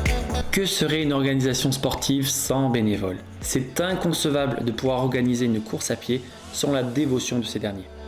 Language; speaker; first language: French; native; French